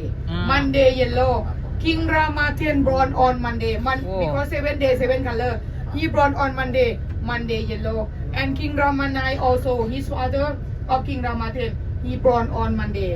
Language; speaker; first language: English; non-native, learner; Thai